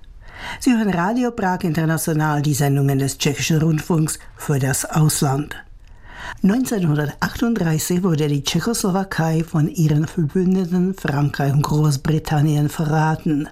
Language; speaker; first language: German; non-native, fluent; Czech